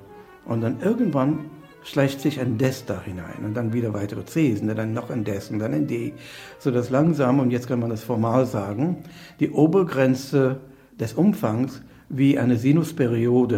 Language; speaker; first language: German; non-native, fluent; English